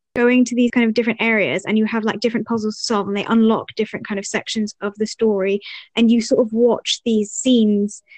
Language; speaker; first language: English; early bilingual, other home language; Arabic